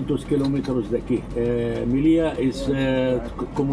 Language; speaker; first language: Spanish; non-native, learner; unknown